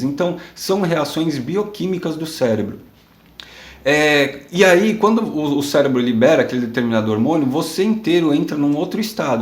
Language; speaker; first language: Portuguese; native; Portuguese